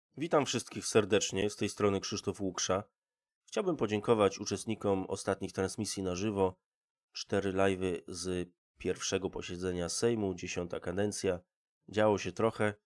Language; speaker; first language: Polish; native; Polish